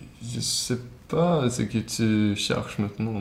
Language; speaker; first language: French; non-native, learner; Swedish